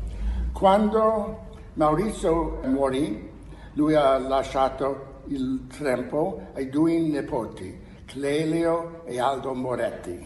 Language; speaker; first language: Italian; non-native, learner; English